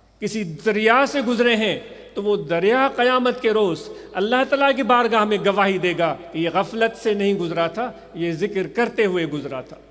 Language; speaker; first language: Urdu; non-native, local second language; Sindhi